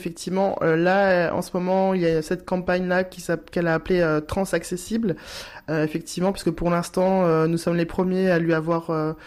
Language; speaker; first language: French; native; French